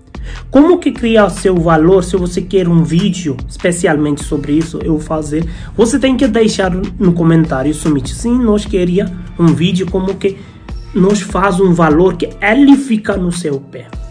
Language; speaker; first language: Portuguese; non-native, learner; Hindi